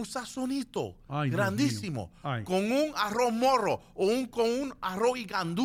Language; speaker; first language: Spanish; early bilingual, other home language; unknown